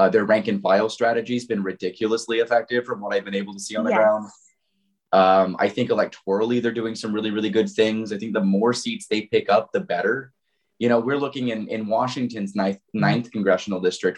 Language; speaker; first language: English; native; English